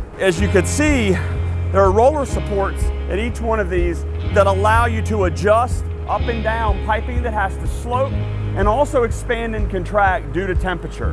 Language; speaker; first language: English; native; English